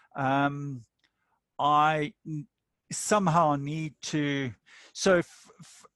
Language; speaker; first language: English; native; English